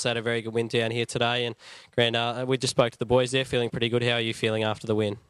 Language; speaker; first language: English; native; English